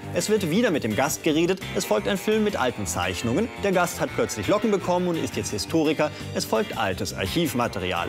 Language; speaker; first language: German; native; German